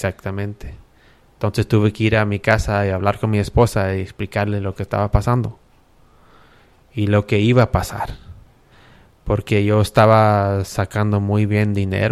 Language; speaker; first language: Spanish; early bilingual, heritage; Spanish